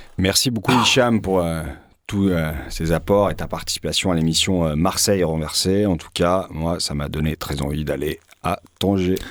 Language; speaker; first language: French; native; French